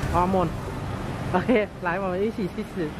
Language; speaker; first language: Chinese; non-native, learner; Thai